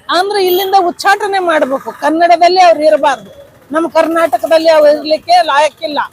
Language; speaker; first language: Kannada; non-native, local second language; Lambadi